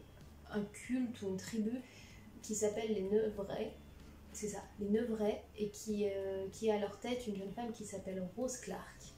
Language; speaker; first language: French; native; French